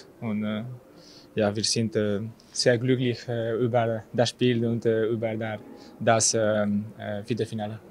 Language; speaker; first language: German; non-native, learner; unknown